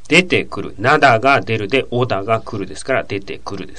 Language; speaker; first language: Japanese; native; Japanese